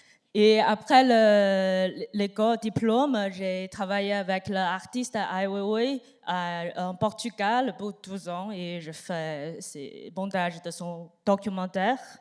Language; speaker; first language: French; non-native, learner; Chinese